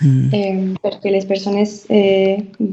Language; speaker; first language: Catalan; non-native, learner; Spanish